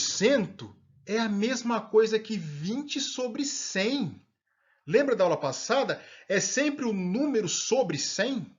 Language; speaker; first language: Portuguese; native; Portuguese